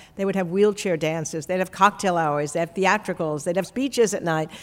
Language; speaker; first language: English; native; English